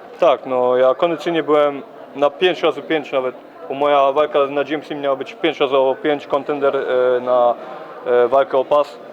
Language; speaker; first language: Polish; early bilingual, heritage; Polish